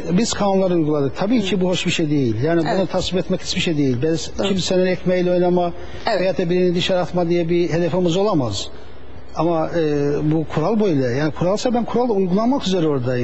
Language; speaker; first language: Turkish; native; Turkish